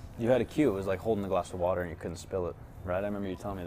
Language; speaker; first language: English; native; English